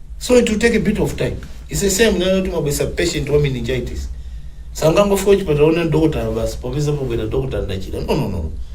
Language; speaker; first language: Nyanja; non-native, local second language; Tumbuka